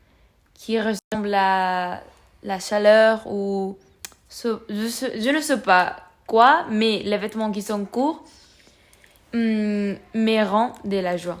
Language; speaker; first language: French; non-native, learner; Spanish